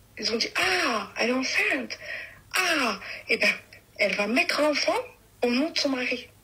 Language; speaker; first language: French; early bilingual, other home language; Arabic